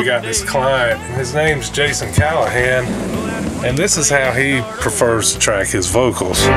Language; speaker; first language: English; native; English